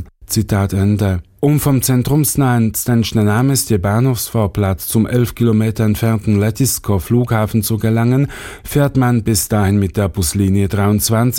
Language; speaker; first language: German; native; German